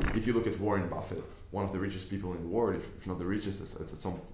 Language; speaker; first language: English; non-native, fluent; Hebrew